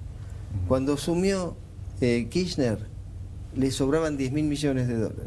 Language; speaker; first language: Spanish; native; Spanish